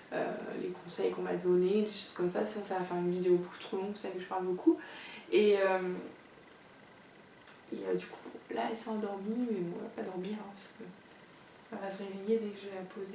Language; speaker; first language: French; native; French